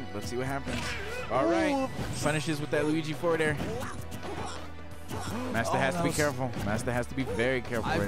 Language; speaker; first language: English; native; English